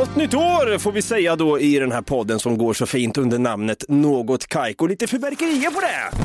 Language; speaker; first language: Swedish; native; Swedish